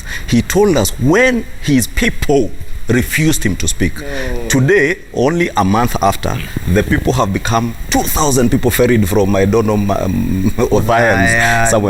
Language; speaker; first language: English; non-native, local second language; Kikuyu